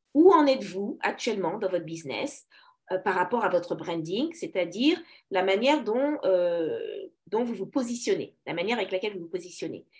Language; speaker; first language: French; native; French